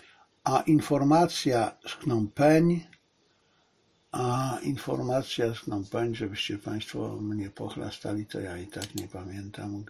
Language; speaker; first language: Polish; native; Polish